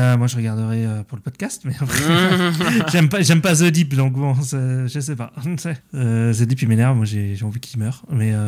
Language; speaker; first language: French; native; French